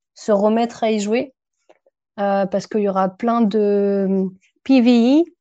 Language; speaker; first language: French; native; French